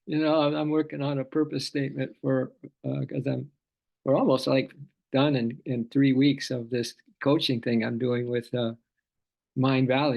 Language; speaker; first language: English; native; English